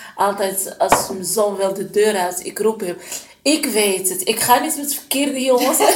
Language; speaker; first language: Dutch; non-native, learner; Arabic